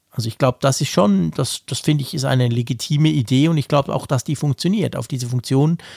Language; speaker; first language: German; native; German